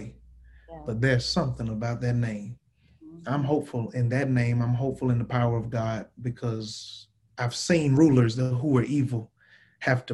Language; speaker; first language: English; native; English